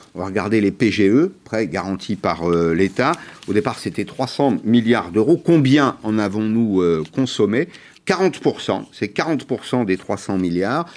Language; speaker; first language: French; native; French